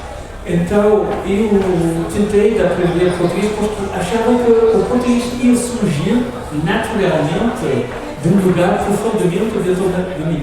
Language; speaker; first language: Portuguese; non-native, learner; English